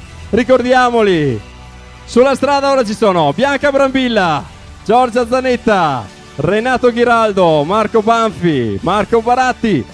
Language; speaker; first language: Italian; native; Italian